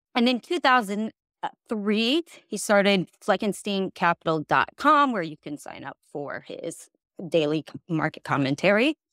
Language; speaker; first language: English; native; English